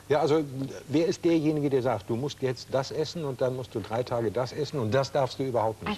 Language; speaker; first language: German; native; German